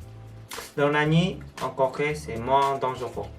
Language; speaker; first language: French; non-native, learner; Korean